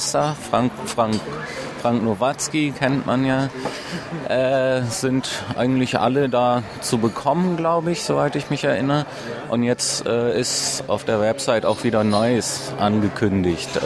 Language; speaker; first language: German; native; German